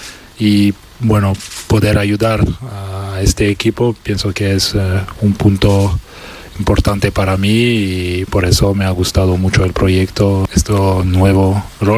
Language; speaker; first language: Spanish; non-native, fluent; French